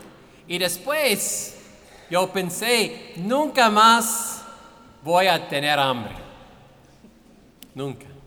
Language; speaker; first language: Spanish; non-native, fluent; English